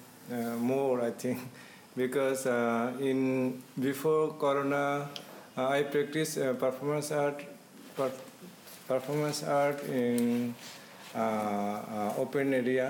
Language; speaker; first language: English; non-native, local second language; Kok Borok